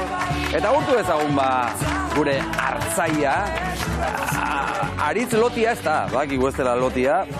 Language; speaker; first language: Basque; native; Basque